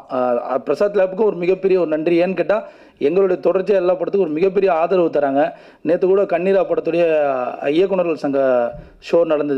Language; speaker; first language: Tamil; native; Tamil